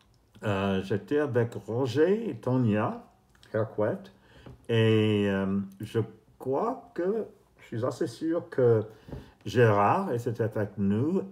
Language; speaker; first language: French; non-native, fluent; English